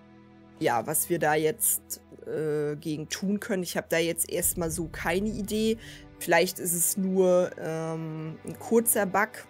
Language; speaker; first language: German; native; German